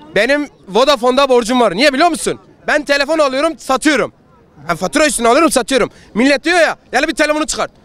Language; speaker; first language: Turkish; non-native, local second language; Kurdish